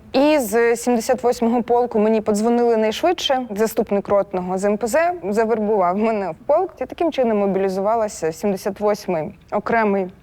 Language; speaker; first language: Ukrainian; non-native, local second language; Russian